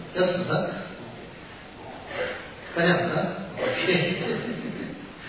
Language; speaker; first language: Russian; non-native, learner; Tibetan